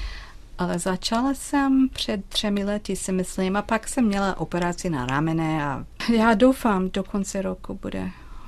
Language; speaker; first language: Czech; non-native, fluent; English